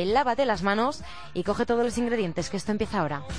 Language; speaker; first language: Spanish; native; Spanish